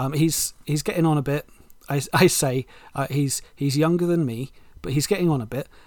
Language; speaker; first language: English; native; English